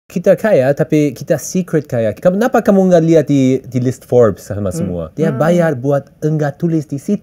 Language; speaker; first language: Indonesian; early bilingual, heritage; English